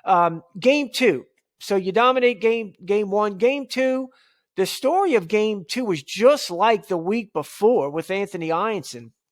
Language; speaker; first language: English; native; English